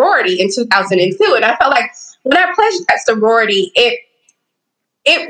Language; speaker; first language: English; native; English